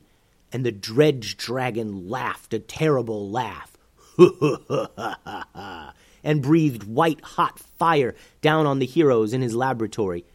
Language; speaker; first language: English; native; English